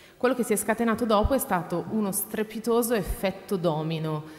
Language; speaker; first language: Italian; native; Italian